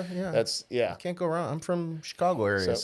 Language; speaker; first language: English; native; English